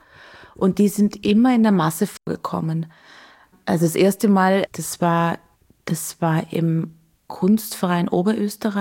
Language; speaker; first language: German; native; German